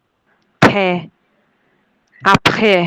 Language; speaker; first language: French; non-native, learner; Bangla